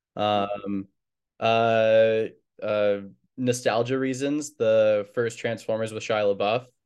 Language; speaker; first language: English; native; English